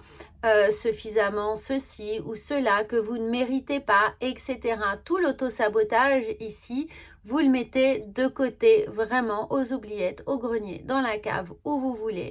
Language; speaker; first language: French; native; French